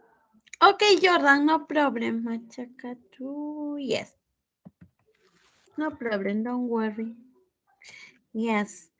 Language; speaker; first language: English; non-native, fluent; Spanish